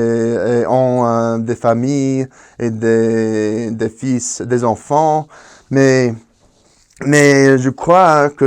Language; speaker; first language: French; non-native, fluent; Spanish